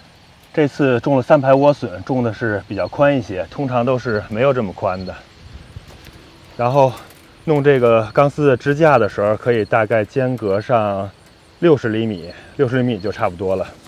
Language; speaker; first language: Chinese; native; Chinese